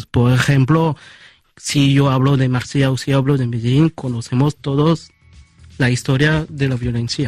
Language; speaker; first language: Spanish; early bilingual, heritage; Spanish